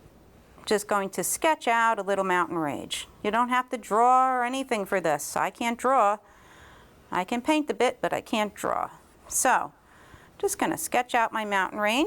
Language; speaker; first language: English; native; English